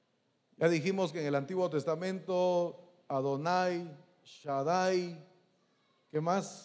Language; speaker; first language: Spanish; native; Spanish